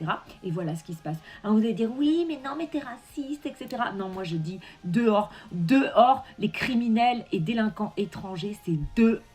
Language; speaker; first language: French; native; French